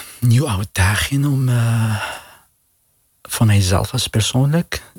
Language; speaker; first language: Dutch; non-native, learner; Arabic